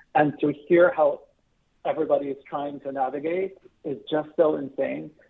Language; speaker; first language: English; non-native, fluent; Arabic